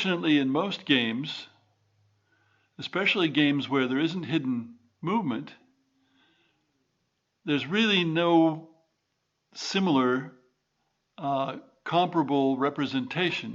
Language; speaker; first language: English; native; English